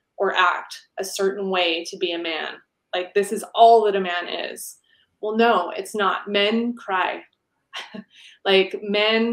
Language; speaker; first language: English; native; English